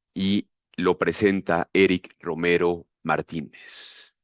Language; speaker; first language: Spanish; native; Spanish